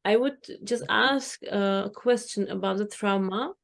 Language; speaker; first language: English; non-native, fluent; Czech